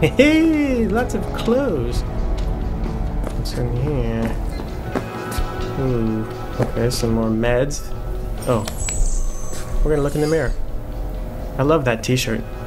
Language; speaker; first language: English; native; English